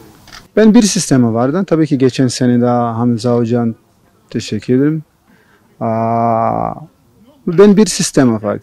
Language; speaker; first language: Turkish; non-native, learner; Portuguese